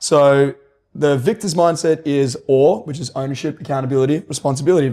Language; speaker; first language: English; native; English